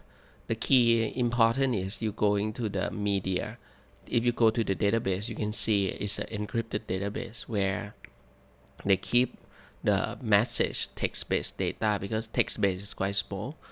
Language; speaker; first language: English; non-native, fluent; Thai